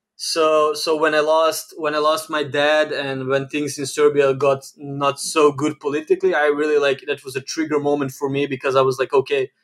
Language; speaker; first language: English; non-native, fluent; Serbian